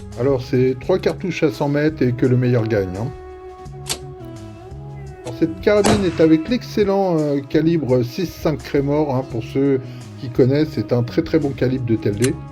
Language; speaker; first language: French; native; French